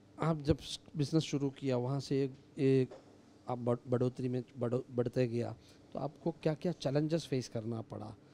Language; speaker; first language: Hindi; non-native, local second language; Malayalam